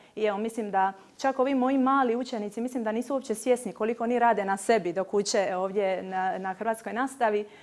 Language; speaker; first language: Croatian; native; Croatian